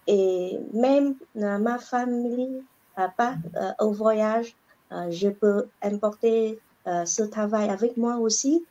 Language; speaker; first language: French; non-native, learner; Vietnamese